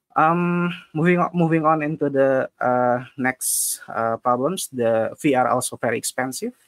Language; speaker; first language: English; non-native, fluent; Indonesian